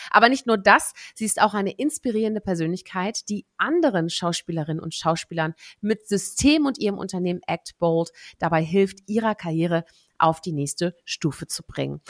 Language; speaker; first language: German; native; German